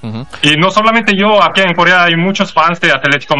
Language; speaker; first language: Spanish; non-native, fluent; Korean